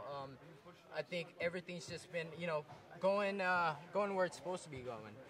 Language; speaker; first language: English; native; English